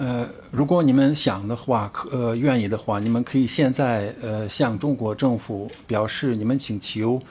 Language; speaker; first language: Chinese; non-native, fluent; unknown